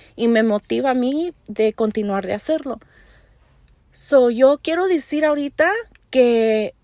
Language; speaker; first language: Spanish; early bilingual, heritage; Spanish